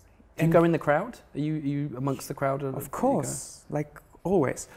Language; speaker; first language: English; non-native, fluent; Polish